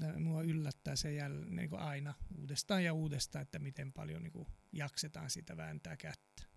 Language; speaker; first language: Finnish; non-native, fluent; Serbian